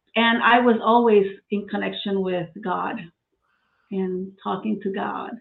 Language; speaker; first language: English; non-native, fluent; Spanish